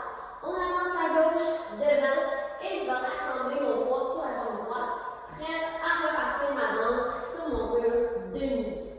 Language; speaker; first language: French; native; French